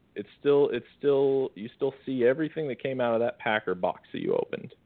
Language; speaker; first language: English; native; English